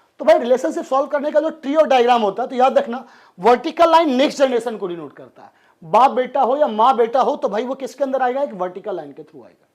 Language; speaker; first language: Hindi; native; Hindi